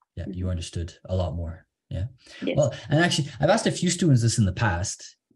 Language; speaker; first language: English; native; English